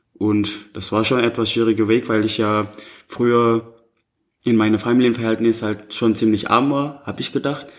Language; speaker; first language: German; non-native, fluent; Indonesian